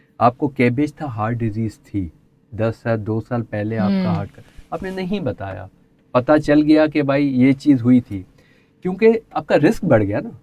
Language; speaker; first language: Urdu; non-native, local second language; Sindhi